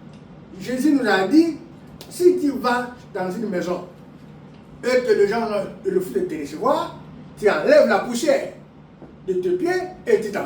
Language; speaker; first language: French; non-native, local second language; Lingala